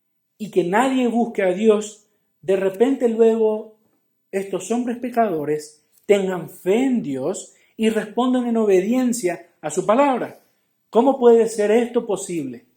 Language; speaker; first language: Spanish; native; Spanish